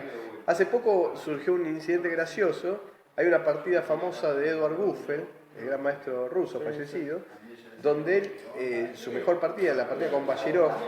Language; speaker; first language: Spanish; native; Spanish